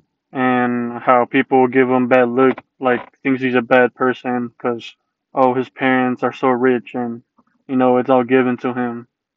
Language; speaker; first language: English; early bilingual, other home language; Spanish